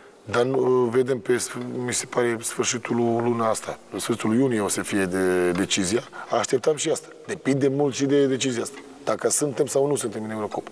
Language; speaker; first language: Romanian; non-native, fluent; Serbian